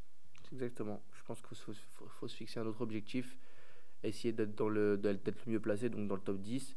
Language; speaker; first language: French; native; French